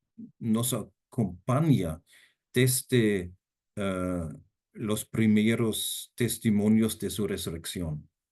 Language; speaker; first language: Spanish; non-native, fluent; German